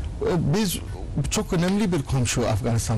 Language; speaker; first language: Turkish; non-native, learner; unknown